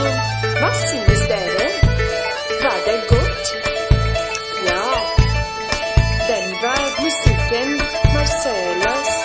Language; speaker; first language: Norwegian; non-native, learner; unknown